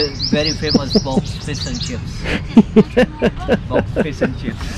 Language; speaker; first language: English; non-native, learner; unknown